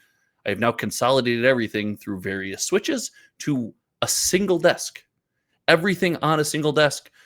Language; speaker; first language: English; native; English